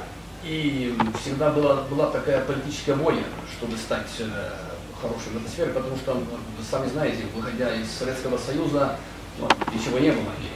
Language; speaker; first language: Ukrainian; non-native, learner; Estonian